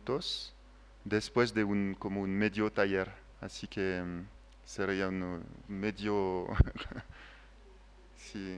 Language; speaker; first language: Spanish; non-native, fluent; French